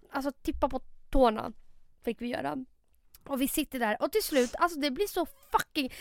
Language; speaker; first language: Swedish; early bilingual, other home language; Spanish